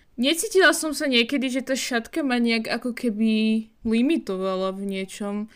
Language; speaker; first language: Slovak; non-native, fluent; Arabic